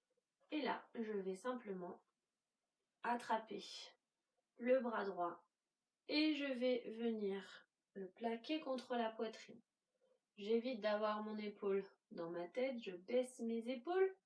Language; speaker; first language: French; native; French